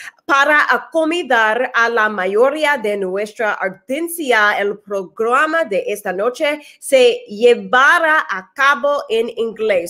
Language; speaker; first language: Spanish; non-native, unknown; English